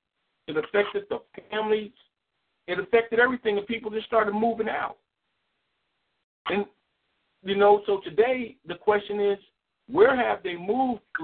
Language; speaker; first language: English; native; English